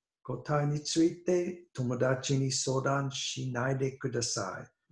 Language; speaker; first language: Japanese; non-native, fluent; English